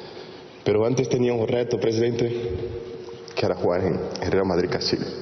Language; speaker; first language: Spanish; non-native, fluent; Portuguese